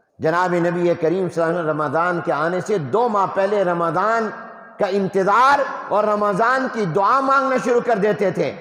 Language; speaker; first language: Urdu; non-native, local second language; Punjabi